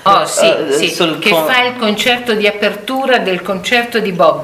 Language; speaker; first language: Italian; native; Italian